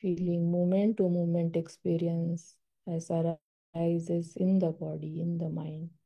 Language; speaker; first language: English; non-native, local second language; Marathi